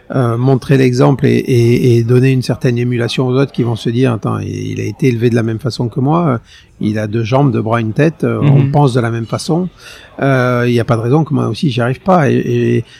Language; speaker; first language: French; native; French